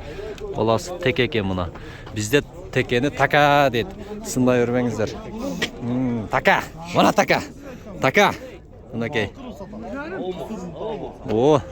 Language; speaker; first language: Kyrgyz; non-native, local second language; Uzbek